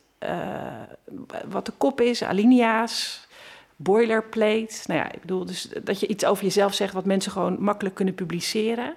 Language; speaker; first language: Dutch; native; Dutch